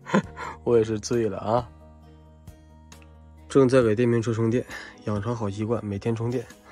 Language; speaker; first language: Chinese; native; Chinese